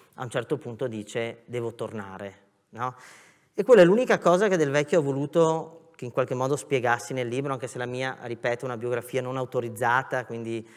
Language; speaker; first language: Italian; native; Italian